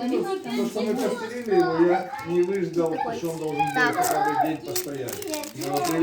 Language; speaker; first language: Russian; native; Russian